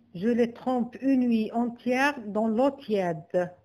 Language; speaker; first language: French; non-native, local second language; Arabic